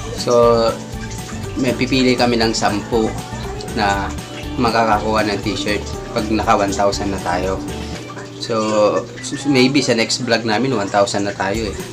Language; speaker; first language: Filipino; non-native, local second language; Iloko